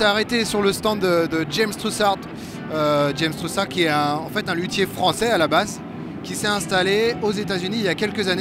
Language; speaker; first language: French; native; French